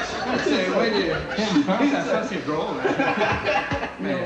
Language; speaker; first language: French; non-native, fluent; English